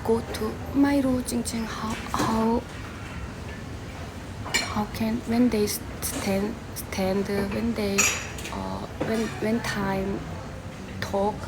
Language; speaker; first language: English; non-native, learner; Korean